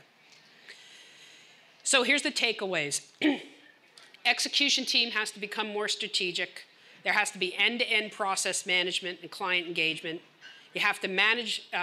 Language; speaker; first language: English; native; English